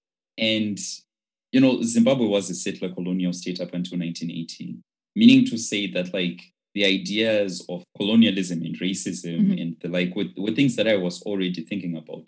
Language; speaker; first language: English; non-native, local second language; Shona